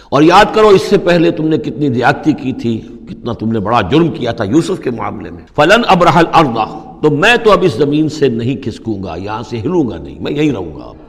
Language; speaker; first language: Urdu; non-native, local second language; Punjabi